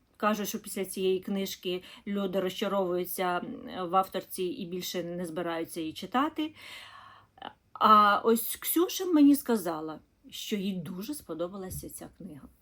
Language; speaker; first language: Ukrainian; non-native, local second language; Russian